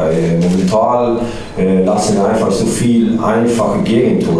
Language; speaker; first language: German; non-native, learner; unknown